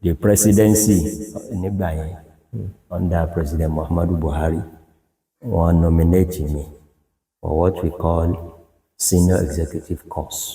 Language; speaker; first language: English; non-native, local second language; Yoruba